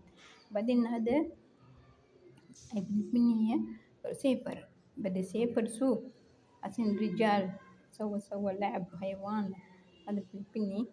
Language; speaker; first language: Arabic; non-native, learner; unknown